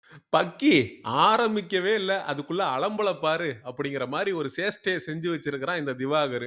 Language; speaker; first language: Tamil; native; Tamil